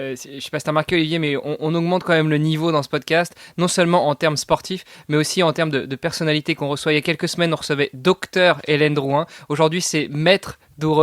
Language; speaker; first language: French; native; French